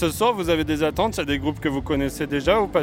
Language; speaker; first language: French; native; French